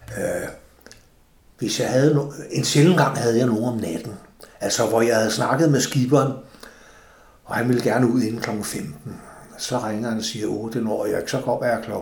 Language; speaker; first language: Danish; native; Danish